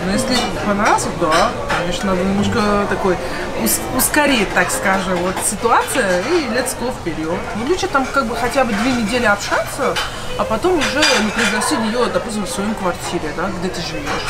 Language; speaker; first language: Russian; non-native, fluent; Persian